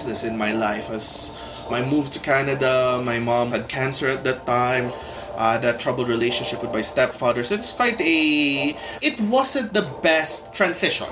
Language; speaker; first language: English; non-native, local second language; Bikol